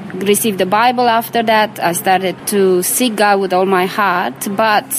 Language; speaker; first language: English; non-native, fluent; Romanian